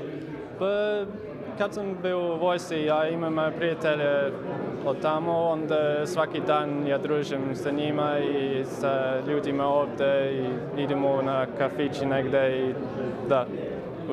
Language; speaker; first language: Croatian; early bilingual, heritage; English